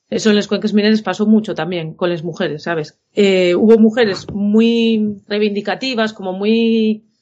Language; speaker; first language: Spanish; native; Spanish